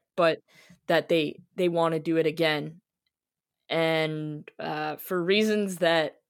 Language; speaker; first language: English; native; English